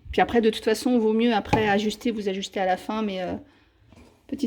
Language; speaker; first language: French; native; French